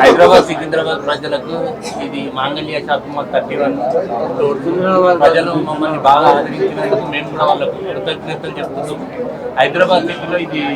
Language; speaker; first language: Telugu; native; Telugu